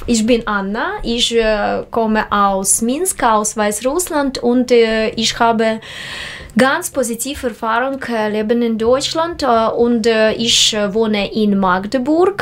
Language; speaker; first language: German; non-native, learner; Russian